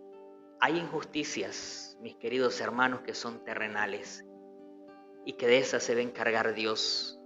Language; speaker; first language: Spanish; native; Spanish